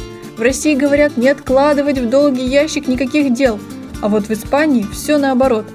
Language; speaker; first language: Russian; native; Russian